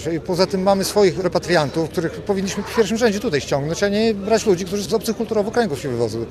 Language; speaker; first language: Polish; native; Polish